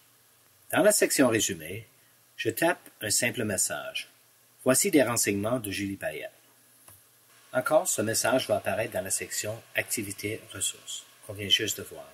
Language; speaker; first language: French; non-native, local second language; English